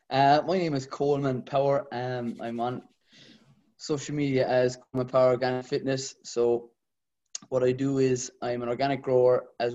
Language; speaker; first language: English; native; English